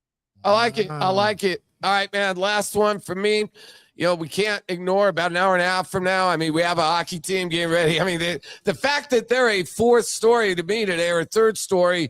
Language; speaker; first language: English; native; English